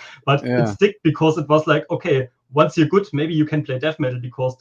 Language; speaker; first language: English; non-native, fluent; German